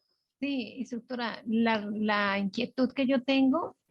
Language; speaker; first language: Spanish; native; Spanish